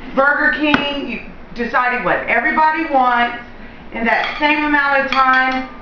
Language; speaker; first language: English; native; English